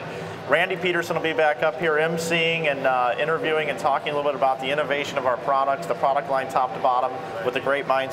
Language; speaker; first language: English; native; English